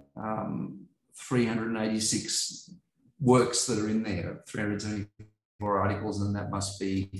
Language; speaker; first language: English; native; English